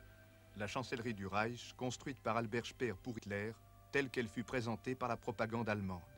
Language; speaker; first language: French; native; French